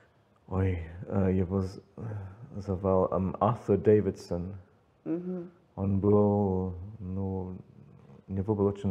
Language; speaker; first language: Russian; non-native, learner; English